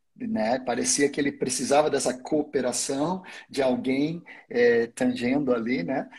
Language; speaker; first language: Portuguese; non-native, fluent; Swedish